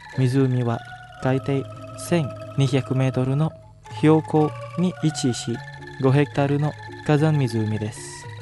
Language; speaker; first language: Japanese; non-native, fluent; Indonesian